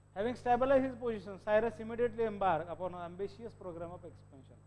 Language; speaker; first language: English; non-native, local second language; Marathi